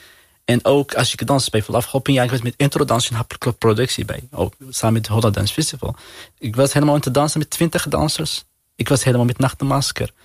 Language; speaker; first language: Dutch; non-native, fluent; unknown